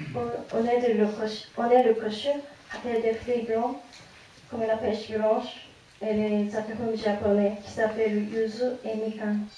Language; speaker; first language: French; non-native, fluent; Japanese